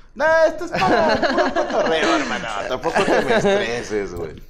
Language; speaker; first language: Spanish; native; Spanish